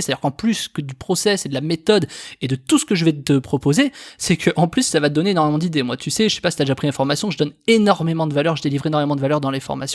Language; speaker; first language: French; native; French